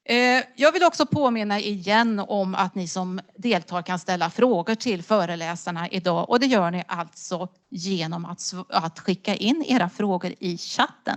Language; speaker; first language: Swedish; native; Swedish